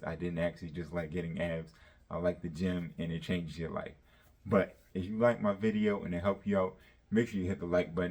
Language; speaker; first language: English; native; English